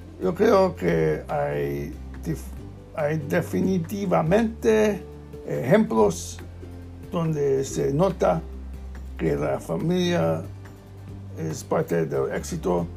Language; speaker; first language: Spanish; non-native, learner; English